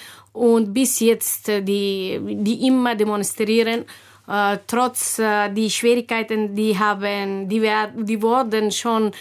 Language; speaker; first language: German; non-native, learner; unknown